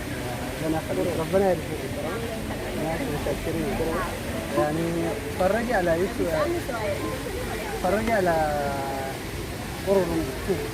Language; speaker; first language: Arabic; non-native, fluent; Oromo